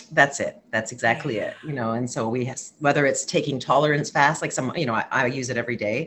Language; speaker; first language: English; native; English